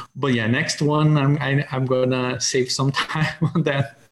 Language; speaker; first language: English; non-native, fluent; Portuguese